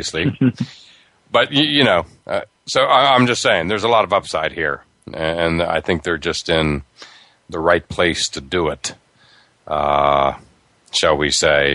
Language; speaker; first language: English; native; English